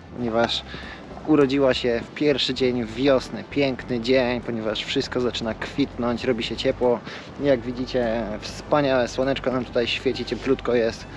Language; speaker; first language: Polish; native; Polish